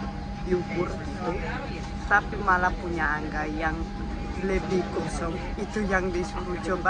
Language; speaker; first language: Indonesian; non-native, fluent; Spanish